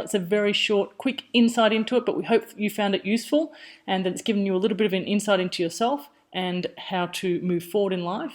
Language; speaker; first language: English; native; English